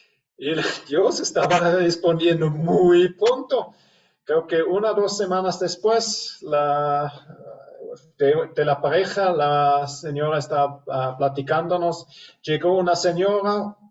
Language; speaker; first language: Spanish; non-native, fluent; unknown